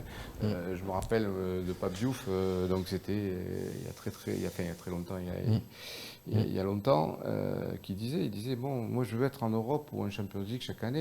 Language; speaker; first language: French; native; French